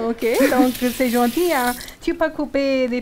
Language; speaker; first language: French; non-native, learner; Hindi